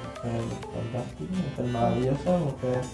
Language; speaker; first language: Spanish; native; Spanish